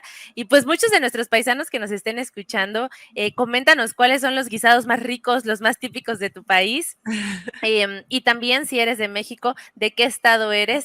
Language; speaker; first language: Spanish; native; Spanish